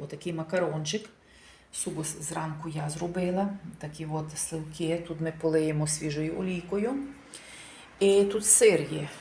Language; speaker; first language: Ukrainian; native; Ukrainian